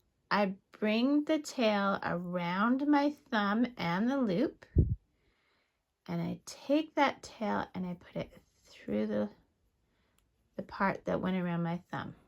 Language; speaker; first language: English; native; English